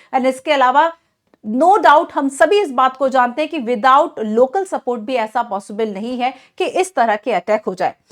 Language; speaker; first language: Hindi; native; Hindi